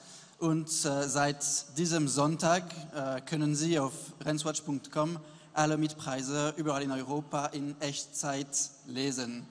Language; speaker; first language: German; non-native, fluent; French